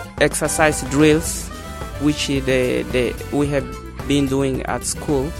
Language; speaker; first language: English; non-native, learner; Portuguese